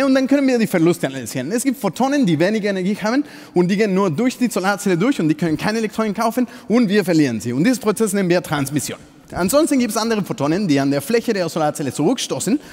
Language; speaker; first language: German; non-native, fluent; Spanish